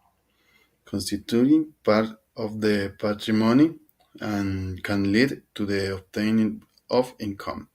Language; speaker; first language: English; non-native, learner; Spanish